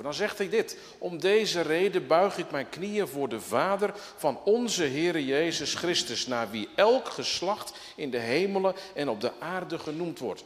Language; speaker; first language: Dutch; native; Dutch